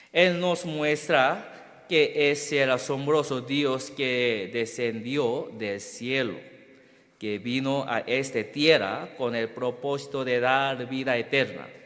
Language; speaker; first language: Spanish; non-native, fluent; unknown